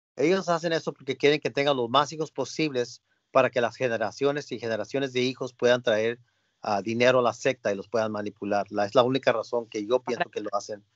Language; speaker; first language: Spanish; early bilingual, heritage; Spanish